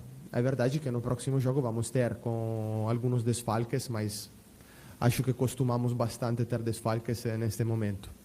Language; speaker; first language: Portuguese; non-native, fluent; Italian